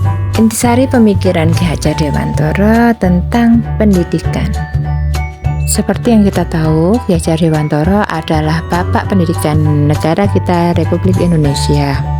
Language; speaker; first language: Indonesian; native; Indonesian